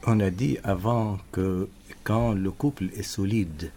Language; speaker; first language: French; non-native, local second language; Arabic